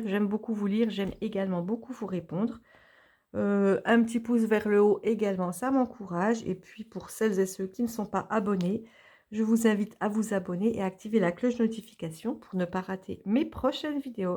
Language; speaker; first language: French; native; French